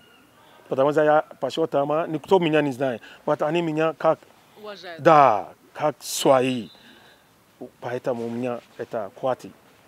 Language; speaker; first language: Russian; non-native, learner; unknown